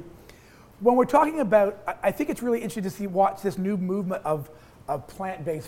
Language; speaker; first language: English; native; English